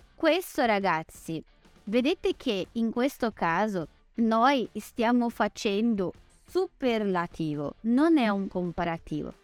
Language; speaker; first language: Italian; non-native, fluent; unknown